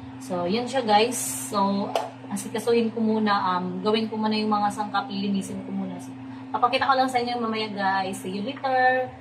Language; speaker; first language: Filipino; non-native, local second language; Cebuano